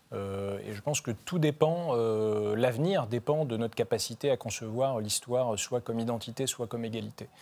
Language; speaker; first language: French; native; French